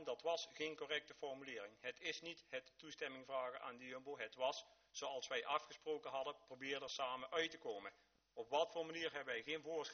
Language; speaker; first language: Dutch; native; Dutch